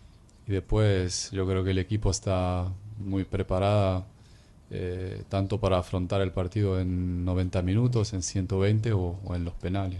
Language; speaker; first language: Spanish; non-native, fluent; Arabic